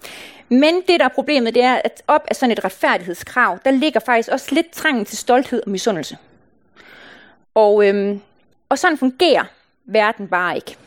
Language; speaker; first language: Danish; native; Danish